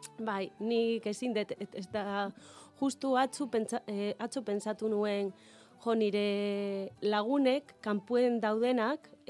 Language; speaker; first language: Basque; non-native, learner; Galician